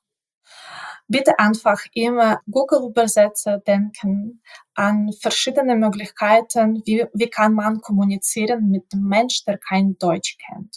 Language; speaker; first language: German; non-native, fluent; Ukrainian